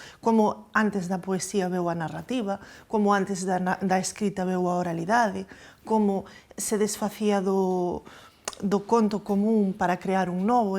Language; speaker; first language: Galician; native; Galician